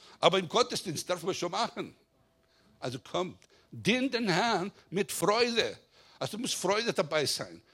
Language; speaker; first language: German; non-native, fluent; Greek